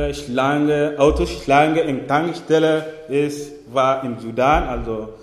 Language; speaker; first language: German; non-native, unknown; Arabic